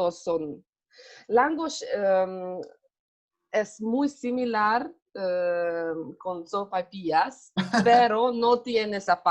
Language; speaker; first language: Spanish; non-native, learner; Hungarian